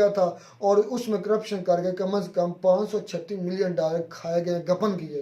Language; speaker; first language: Urdu; non-native, local second language; Kashmiri